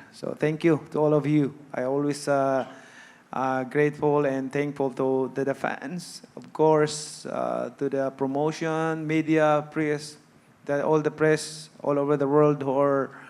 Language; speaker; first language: English; non-native, local second language; Cebuano